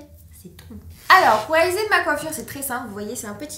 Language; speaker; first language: French; native; French